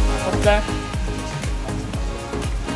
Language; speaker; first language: Korean; native; Korean